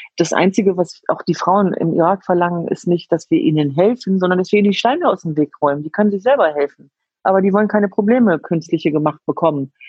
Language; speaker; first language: German; early bilingual, other home language; Kurdish